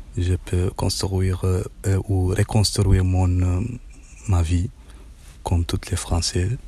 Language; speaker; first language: French; non-native, learner; Arabic